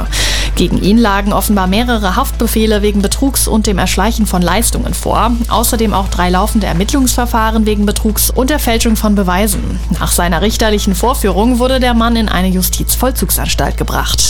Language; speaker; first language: German; native; German